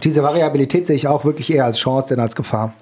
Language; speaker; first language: German; native; German